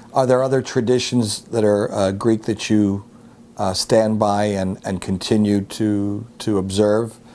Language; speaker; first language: English; native; English